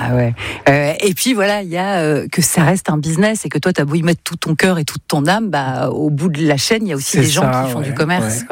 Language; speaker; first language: French; native; French